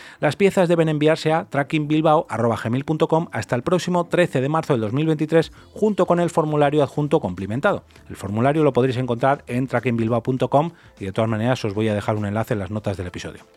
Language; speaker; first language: Spanish; native; Spanish